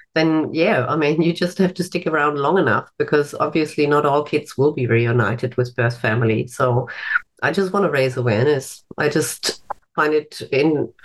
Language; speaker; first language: English; non-native, fluent; German